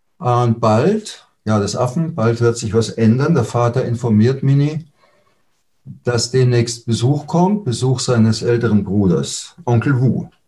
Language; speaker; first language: German; native; German